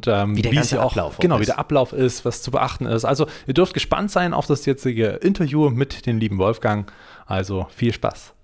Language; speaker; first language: German; native; German